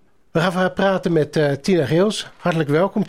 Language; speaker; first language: Dutch; native; Dutch